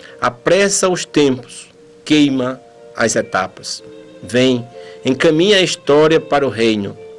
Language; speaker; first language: Portuguese; native; Portuguese